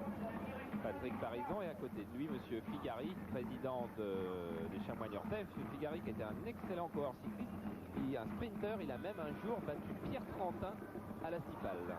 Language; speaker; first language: French; native; French